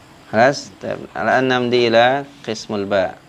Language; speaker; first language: Arabic; non-native, fluent; Indonesian